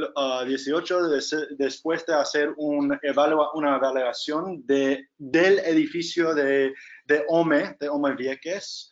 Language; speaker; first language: Spanish; non-native, fluent; English